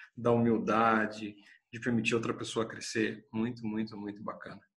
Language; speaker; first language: Portuguese; native; Portuguese